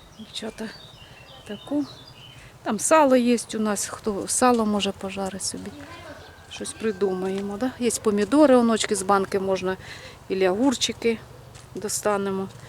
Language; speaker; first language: Ukrainian; native; Ukrainian